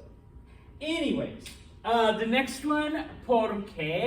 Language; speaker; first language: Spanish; early bilingual, heritage; Spanish